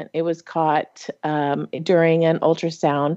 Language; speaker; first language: English; native; English